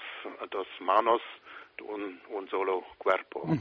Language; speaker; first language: Spanish; non-native, fluent; German